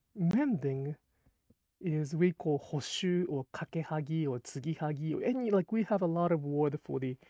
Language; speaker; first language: English; non-native, fluent; Japanese